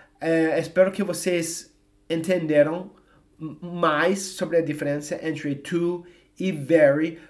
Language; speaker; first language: Portuguese; non-native, fluent; English